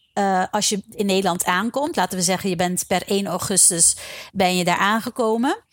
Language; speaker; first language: Dutch; non-native, local second language; Papiamento